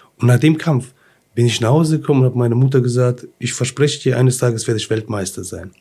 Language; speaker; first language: German; early bilingual, other home language; Russian